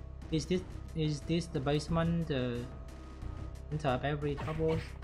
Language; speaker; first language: English; non-native, fluent; Vietnamese